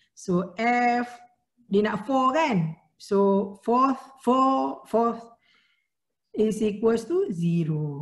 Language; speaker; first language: English; non-native, local second language; Malay